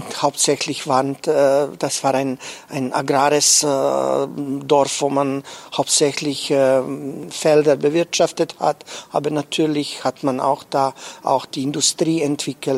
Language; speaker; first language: German; non-native, local second language; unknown